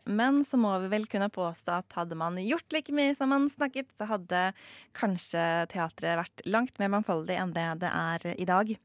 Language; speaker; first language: Norwegian; native; Norwegian